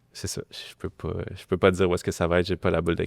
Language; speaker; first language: French; native; French